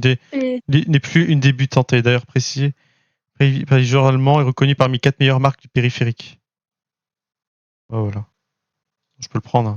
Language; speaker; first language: French; native; French